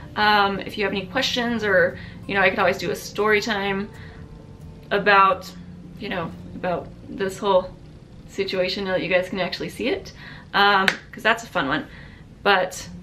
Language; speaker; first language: English; early bilingual, other home language; Italian